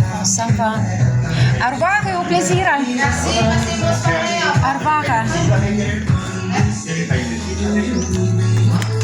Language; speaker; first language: French; non-native, fluent; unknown